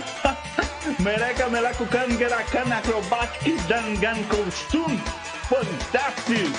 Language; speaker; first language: Indonesian; non-native, learner; Portuguese